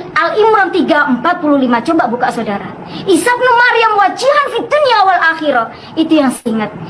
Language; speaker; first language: Indonesian; non-native, local second language; Madurese